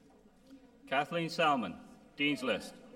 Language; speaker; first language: English; native; English